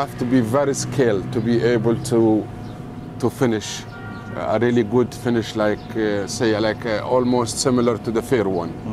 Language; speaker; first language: English; non-native, fluent; Arabic